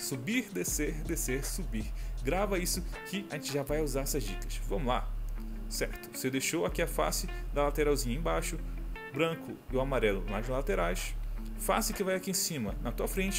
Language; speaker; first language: Portuguese; native; Portuguese